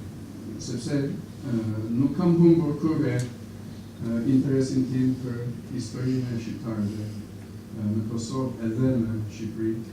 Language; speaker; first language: Albanian; non-native, fluent; English